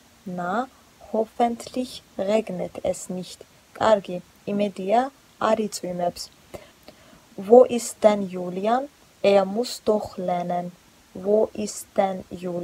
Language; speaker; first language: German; non-native, fluent; Georgian